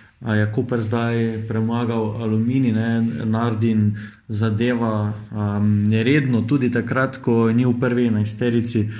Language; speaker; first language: Slovenian; native; Slovenian